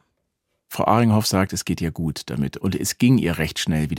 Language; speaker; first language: German; native; German